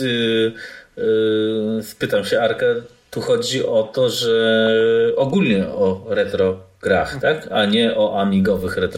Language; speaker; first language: Polish; native; Polish